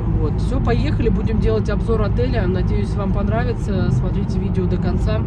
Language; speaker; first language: Russian; native; Russian